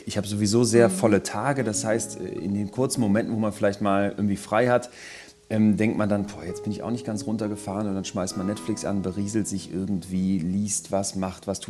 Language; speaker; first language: German; native; German